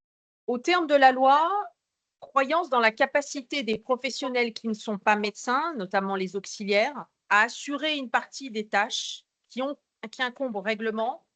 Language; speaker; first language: French; native; French